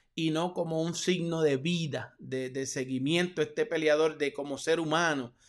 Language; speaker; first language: Spanish; native; Spanish